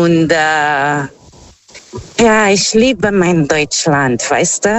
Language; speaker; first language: German; non-native, fluent; Portuguese